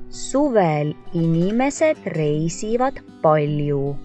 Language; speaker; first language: Estonian; non-native, local second language; Russian